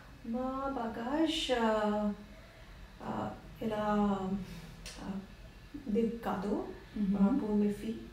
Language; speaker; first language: French; non-native, learner; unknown